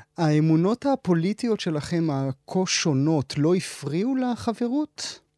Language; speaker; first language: Hebrew; native; Hebrew